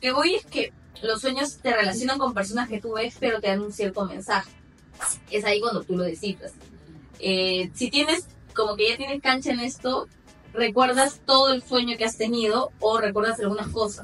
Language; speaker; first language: Spanish; native; Spanish